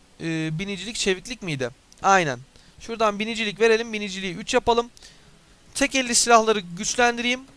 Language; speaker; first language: Turkish; native; Turkish